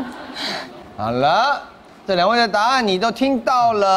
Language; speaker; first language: Chinese; native; Chinese